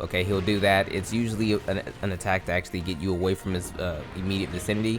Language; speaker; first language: English; native; English